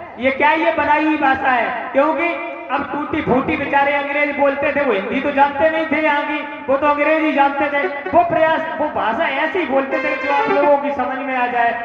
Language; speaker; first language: Hindi; native; Hindi